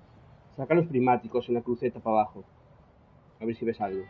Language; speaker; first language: Spanish; native; Spanish